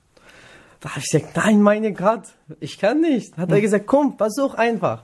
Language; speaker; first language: German; non-native, learner; Kurdish